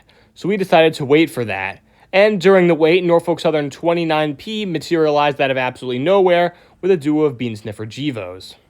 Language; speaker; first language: English; native; English